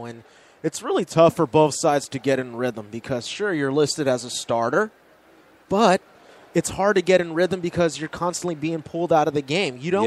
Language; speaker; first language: English; native; English